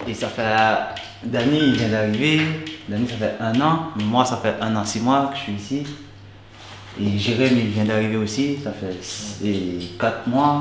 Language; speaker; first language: French; non-native, local second language; Haitian Creole